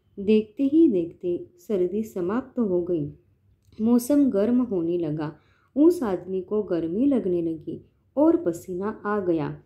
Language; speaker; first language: Hindi; non-native, local second language; Marathi